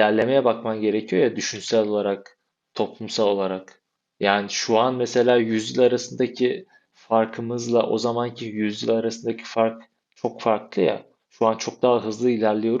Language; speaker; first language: Turkish; native; Turkish